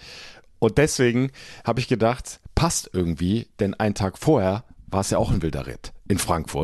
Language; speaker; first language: German; native; German